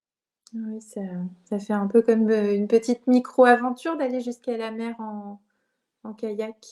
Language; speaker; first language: French; native; French